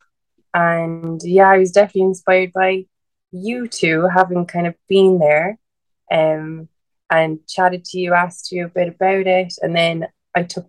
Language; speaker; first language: English; native; English